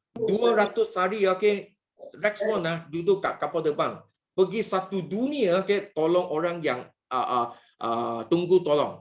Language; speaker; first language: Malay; non-native, local second language; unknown